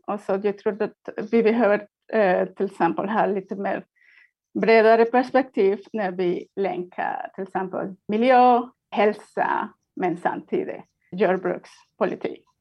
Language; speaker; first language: Swedish; non-native, fluent; Spanish